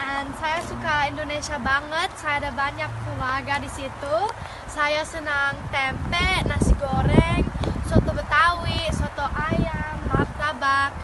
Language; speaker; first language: Indonesian; early bilingual, heritage; English